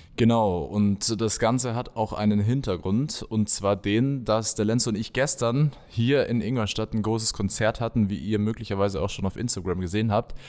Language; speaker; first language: German; native; German